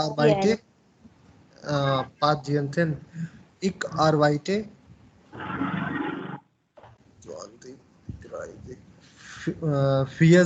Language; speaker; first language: German; non-native, learner; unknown